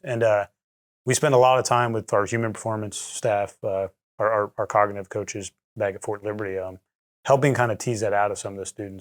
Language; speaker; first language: English; native; English